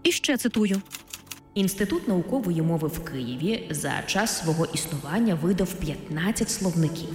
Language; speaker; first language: Ukrainian; native; Ukrainian